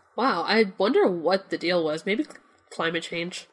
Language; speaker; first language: English; non-native, fluent; Spanish